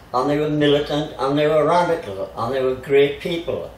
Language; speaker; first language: English; native; English